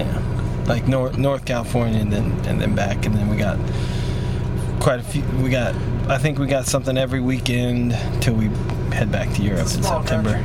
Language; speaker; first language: English; non-native, fluent; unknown